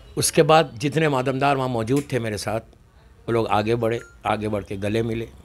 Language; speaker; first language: Hindi; native; Hindi